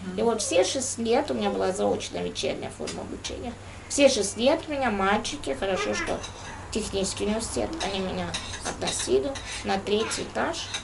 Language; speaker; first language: Russian; native; Russian